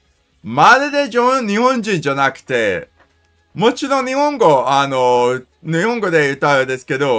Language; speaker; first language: Japanese; non-native, learner; English